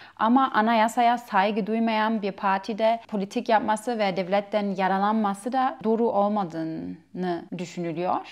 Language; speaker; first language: Turkish; non-native, fluent; German